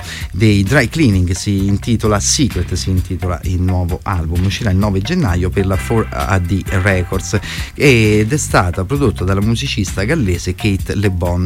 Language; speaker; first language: Italian; native; Italian